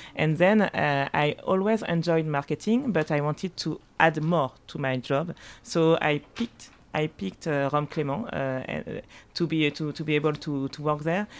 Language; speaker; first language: English; non-native, fluent; French